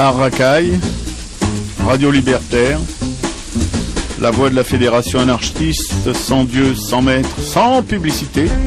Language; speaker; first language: French; native; French